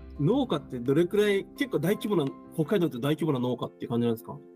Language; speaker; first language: Japanese; native; Japanese